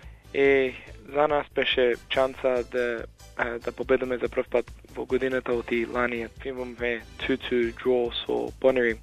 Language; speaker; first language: Macedonian; early bilingual, heritage; Macedonian